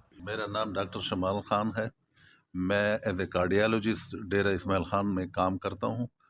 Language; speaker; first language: Urdu; non-native, local second language; Pashto